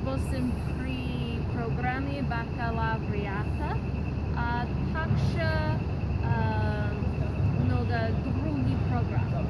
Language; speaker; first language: Russian; non-native, fluent; English